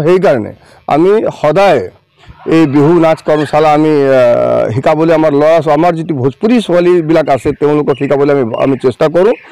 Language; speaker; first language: Assamese; non-native, local second language; Bhojpuri